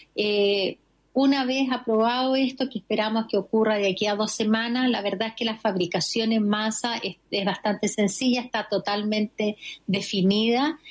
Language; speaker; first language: Spanish; native; Spanish